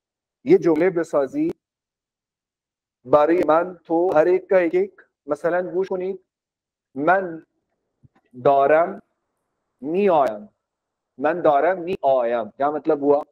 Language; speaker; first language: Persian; non-native, fluent; Urdu